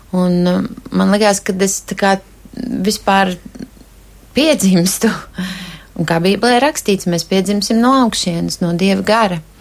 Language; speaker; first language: Latvian; native; Latvian